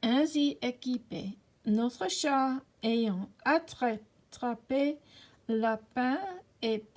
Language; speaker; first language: French; non-native, learner; English